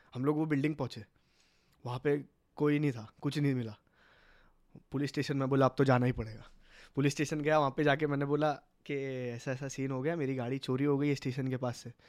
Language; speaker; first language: Hindi; native; Hindi